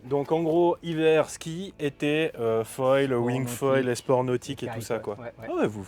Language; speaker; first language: French; native; French